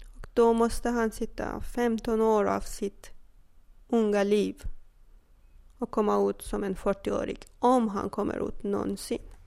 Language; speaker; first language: Swedish; non-native, fluent; Persian